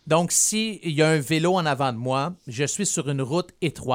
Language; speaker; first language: French; native; French